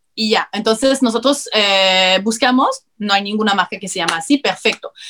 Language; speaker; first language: Spanish; non-native, fluent; French